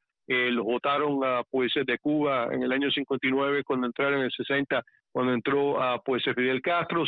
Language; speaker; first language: Spanish; early bilingual, heritage; Spanish